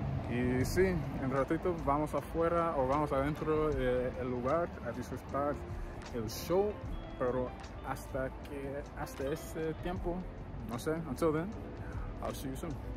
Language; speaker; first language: Spanish; non-native, learner; English